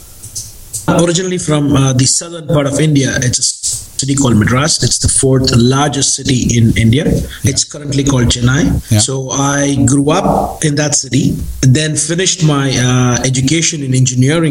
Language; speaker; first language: English; non-native, local second language; Tamil